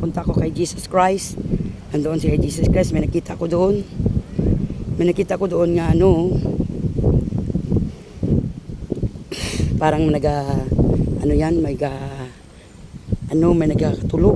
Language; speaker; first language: Filipino; non-native, local second language; Hiligaynon